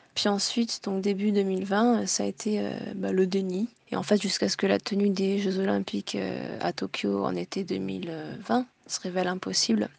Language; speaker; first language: French; early bilingual, heritage; Japanese